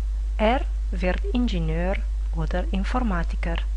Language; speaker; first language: German; non-native, fluent; Romanian